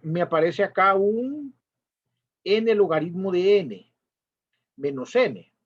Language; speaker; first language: Spanish; native; Spanish